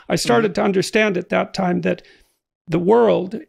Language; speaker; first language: English; native; English